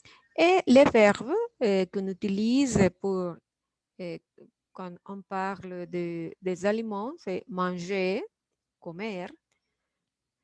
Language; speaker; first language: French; non-native, fluent; Spanish